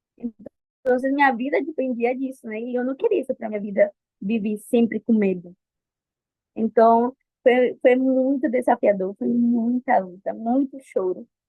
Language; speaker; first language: Portuguese; non-native, fluent; Spanish